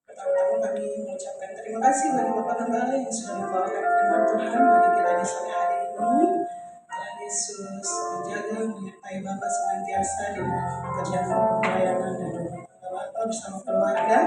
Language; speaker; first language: Indonesian; native; Indonesian